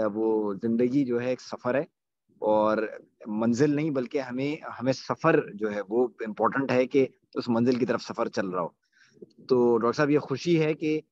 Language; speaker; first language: Urdu; native; Urdu